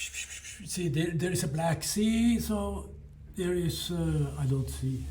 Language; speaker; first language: English; non-native, fluent; Norwegian